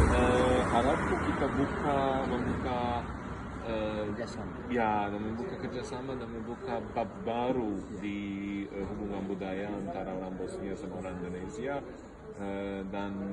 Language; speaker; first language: Indonesian; non-native, fluent; Bosnian